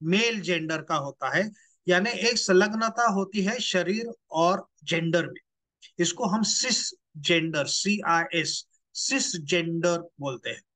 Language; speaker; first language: Hindi; non-native, local second language; Marathi